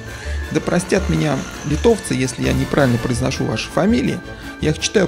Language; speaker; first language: Russian; native; Russian